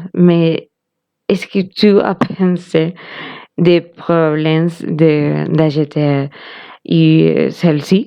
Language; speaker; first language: French; non-native, learner; Spanish